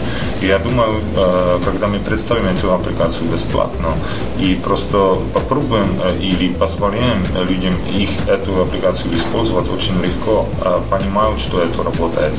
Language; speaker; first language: Russian; non-native, fluent; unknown